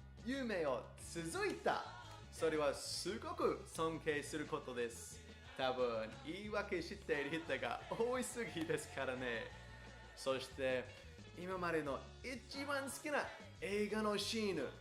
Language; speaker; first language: Japanese; non-native, fluent; English